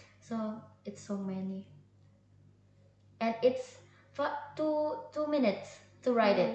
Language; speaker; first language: English; non-native, learner; Indonesian